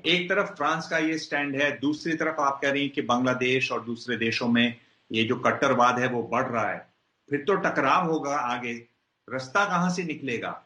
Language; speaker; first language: Hindi; native; Hindi